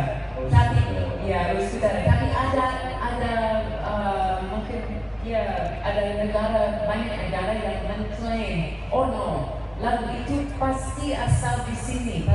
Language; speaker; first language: Indonesian; non-native, fluent; English